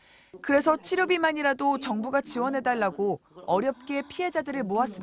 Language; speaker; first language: Korean; native; Korean